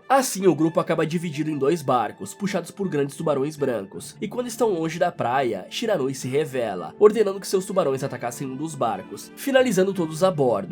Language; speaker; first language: Portuguese; native; Portuguese